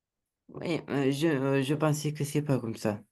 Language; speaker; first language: French; non-native, learner; Romanian